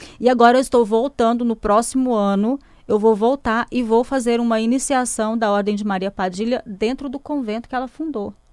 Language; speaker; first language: Portuguese; native; Portuguese